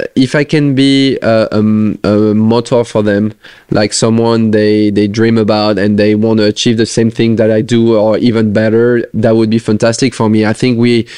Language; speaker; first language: English; non-native, fluent; French